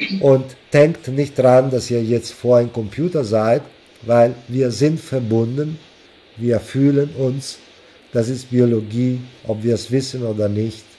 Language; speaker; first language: German; non-native, fluent; Italian